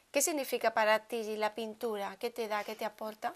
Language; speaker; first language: Spanish; native; Spanish